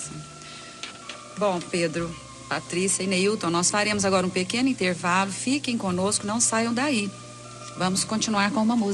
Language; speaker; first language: Portuguese; native; Portuguese